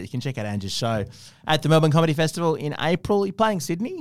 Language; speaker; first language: English; native; English